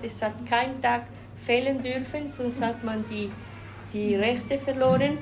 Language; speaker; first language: German; non-native, fluent; Spanish